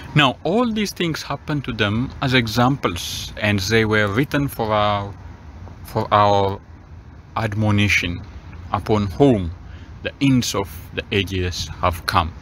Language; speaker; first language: English; non-native, local second language; Sidamo